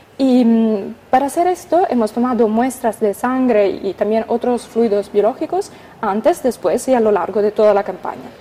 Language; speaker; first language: Spanish; non-native, fluent; Italian